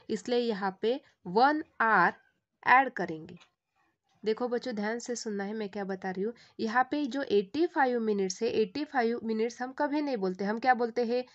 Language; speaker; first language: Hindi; non-native, local second language; Marathi